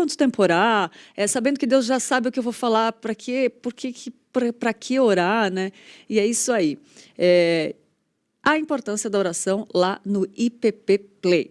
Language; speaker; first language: Portuguese; native; Portuguese